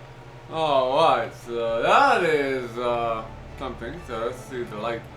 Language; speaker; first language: English; native; English